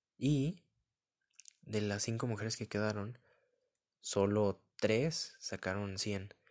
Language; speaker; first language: Spanish; early bilingual, heritage; Spanish